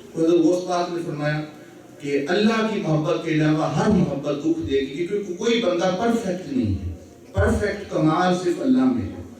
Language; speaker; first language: Urdu; non-native, local second language; Punjabi